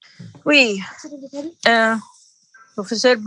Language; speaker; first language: French; non-native, learner; Arabic